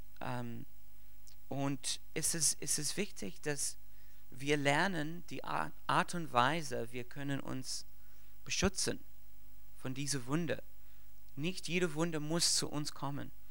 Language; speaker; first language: German; non-native, fluent; English